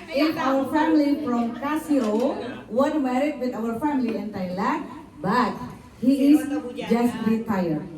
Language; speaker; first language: English; non-native, learner; Indonesian